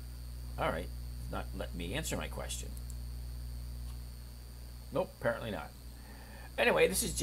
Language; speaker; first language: English; native; English